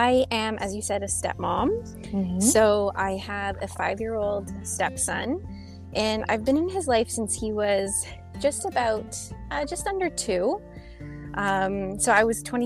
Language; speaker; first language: English; native; English